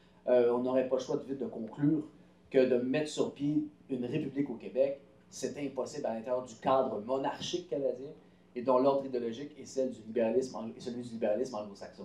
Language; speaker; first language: French; native; French